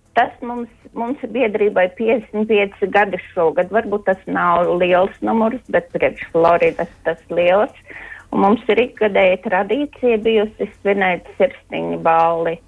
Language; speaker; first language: Latvian; native; Latvian